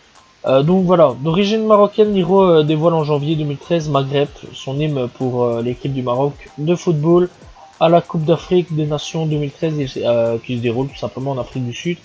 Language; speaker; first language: French; native; French